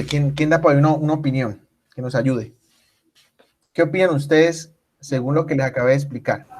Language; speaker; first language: Spanish; native; Spanish